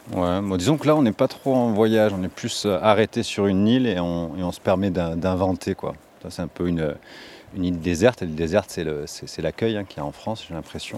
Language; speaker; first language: French; native; French